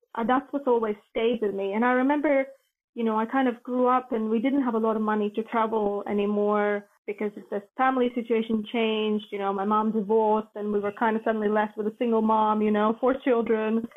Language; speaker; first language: English; non-native, fluent; Latvian